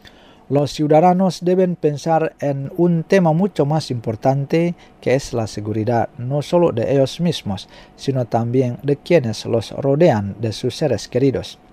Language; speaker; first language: Spanish; non-native, fluent; Indonesian